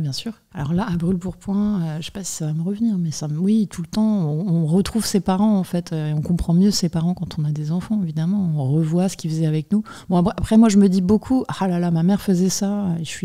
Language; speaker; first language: French; native; French